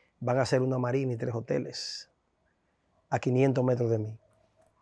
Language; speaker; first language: Spanish; native; Spanish